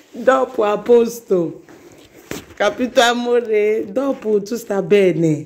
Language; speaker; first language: Italian; non-native, learner; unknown